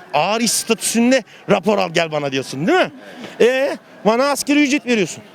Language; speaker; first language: Turkish; native; Turkish